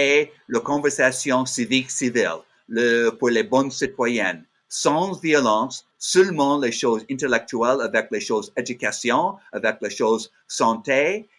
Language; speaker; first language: French; non-native, learner; English